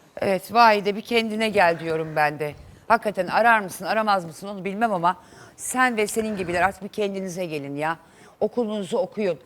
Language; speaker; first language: Turkish; native; Turkish